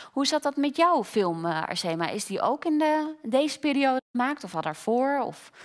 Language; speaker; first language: Dutch; native; Dutch